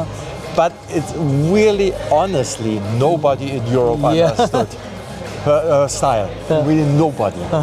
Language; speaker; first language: English; non-native, learner; Japanese